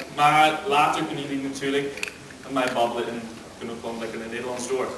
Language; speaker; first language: Dutch; non-native, fluent; English